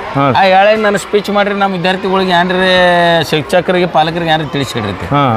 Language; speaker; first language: Kannada; native; Kannada